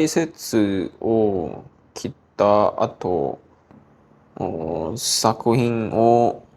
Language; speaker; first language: Japanese; non-native, learner; Korean